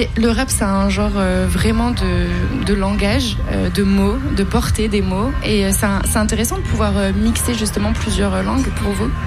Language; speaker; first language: French; native; French